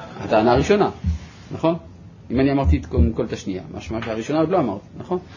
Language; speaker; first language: Hebrew; non-native, fluent; French